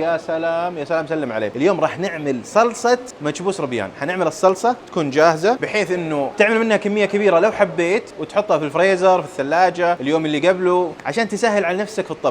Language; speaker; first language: Arabic; native; Arabic